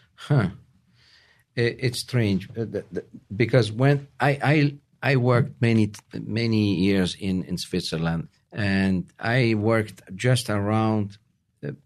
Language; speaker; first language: English; non-native, learner; Italian